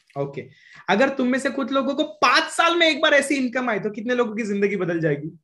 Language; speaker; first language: Hindi; non-native, local second language; Marathi